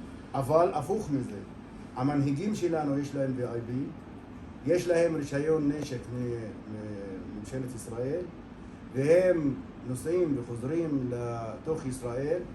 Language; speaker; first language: Hebrew; non-native, local second language; Arabic